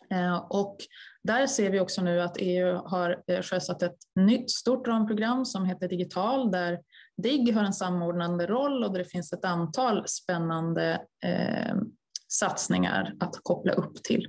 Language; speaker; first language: Swedish; native; Swedish